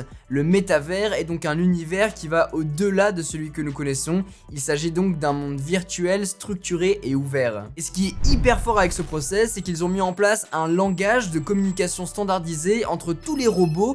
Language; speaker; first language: French; native; French